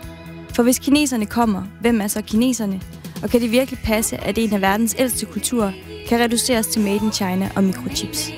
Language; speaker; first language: Danish; native; Danish